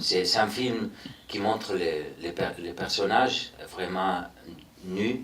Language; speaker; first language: French; non-native, fluent; Spanish